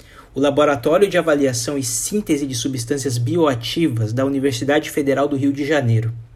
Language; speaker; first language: Portuguese; native; Portuguese